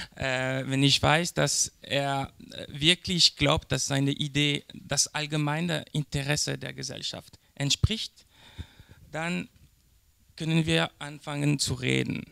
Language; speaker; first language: German; non-native, learner; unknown